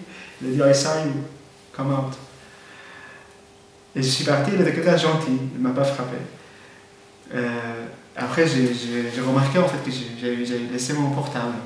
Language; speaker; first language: French; non-native, fluent; Persian